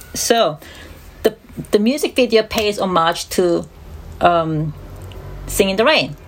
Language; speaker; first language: English; non-native, fluent; Korean